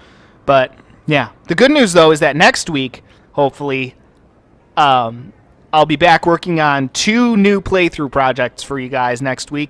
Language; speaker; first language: English; native; English